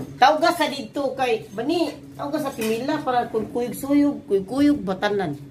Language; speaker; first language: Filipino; non-native, local second language; Cebuano